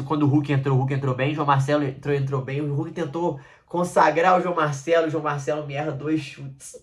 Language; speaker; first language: Portuguese; native; Portuguese